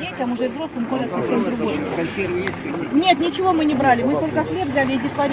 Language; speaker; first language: Russian; native; Russian